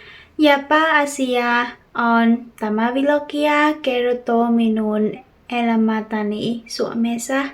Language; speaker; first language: Finnish; non-native, learner; Vietnamese